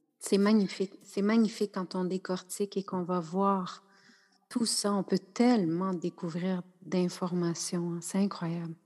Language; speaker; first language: French; native; French